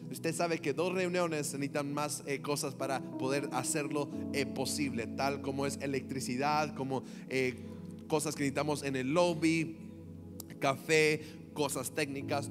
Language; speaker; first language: Spanish; early bilingual, heritage; Spanish